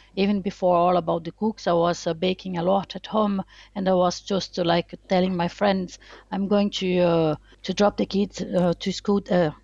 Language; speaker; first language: English; non-native, fluent; Portuguese